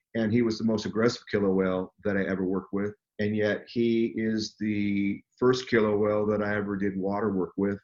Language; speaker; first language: English; native; English